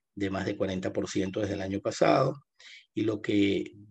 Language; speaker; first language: Spanish; native; Spanish